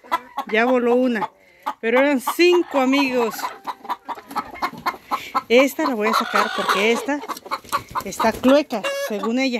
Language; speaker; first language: Spanish; native; Spanish